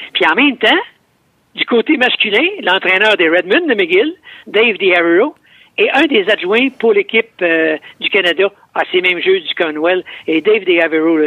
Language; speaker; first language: French; native; French